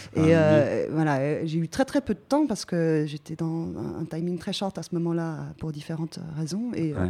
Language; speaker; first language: French; native; French